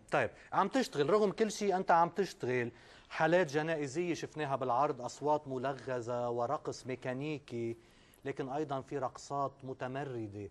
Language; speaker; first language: Arabic; native; Arabic